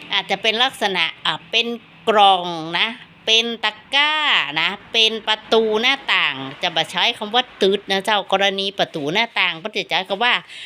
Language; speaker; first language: Thai; native; Thai